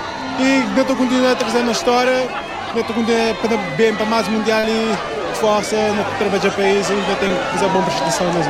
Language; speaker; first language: Portuguese; non-native, local second language; Kabuverdianu